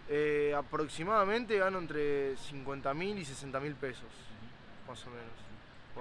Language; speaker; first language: Spanish; native; Spanish